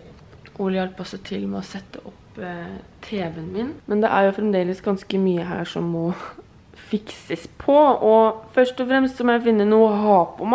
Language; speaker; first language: Norwegian; native; Norwegian